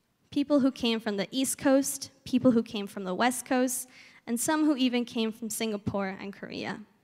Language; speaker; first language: English; early bilingual, other home language; Spanish